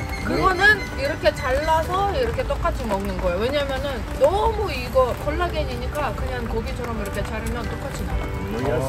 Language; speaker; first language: Korean; non-native, fluent; Russian